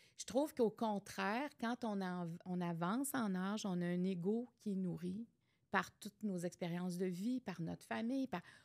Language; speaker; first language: French; native; French